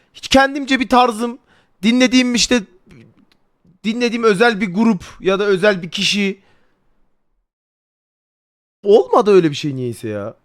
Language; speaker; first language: Turkish; native; Turkish